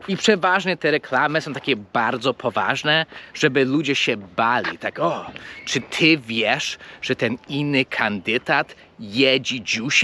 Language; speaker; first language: Polish; non-native, fluent; English